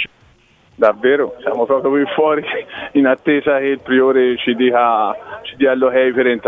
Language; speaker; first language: Italian; native; Italian